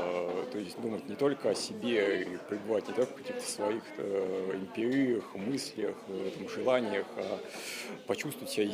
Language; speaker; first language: Russian; native; Russian